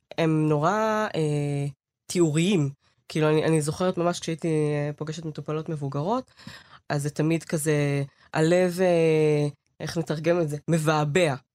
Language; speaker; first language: Hebrew; early bilingual, other home language; Amharic